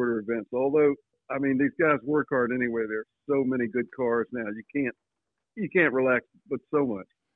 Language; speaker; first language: English; native; English